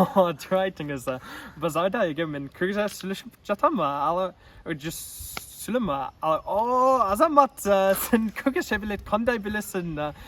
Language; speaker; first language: Kyrgyz; non-native, learner; English